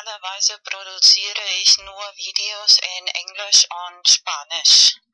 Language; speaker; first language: German; non-native, learner; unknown